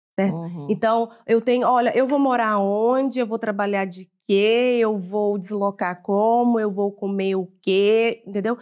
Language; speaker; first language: Portuguese; native; Portuguese